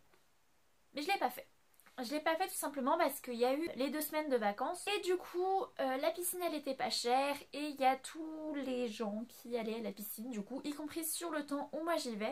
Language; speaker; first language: French; native; French